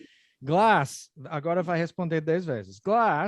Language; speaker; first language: Portuguese; non-native, fluent; English